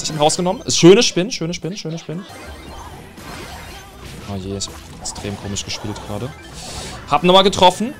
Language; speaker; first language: German; native; German